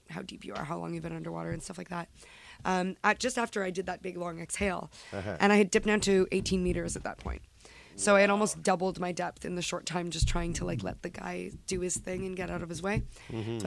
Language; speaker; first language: English; native; English